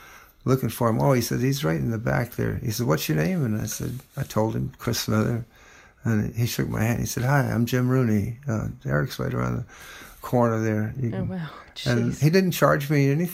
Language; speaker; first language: English; native; English